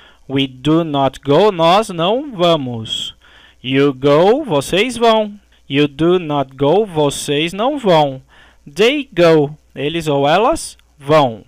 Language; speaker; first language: Portuguese; native; Portuguese